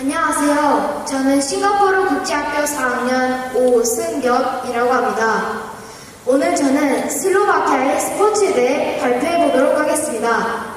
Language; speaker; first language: Korean; early bilingual, heritage; Korean